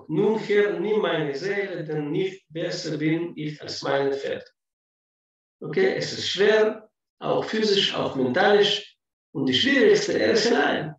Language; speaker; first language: German; non-native, fluent; Russian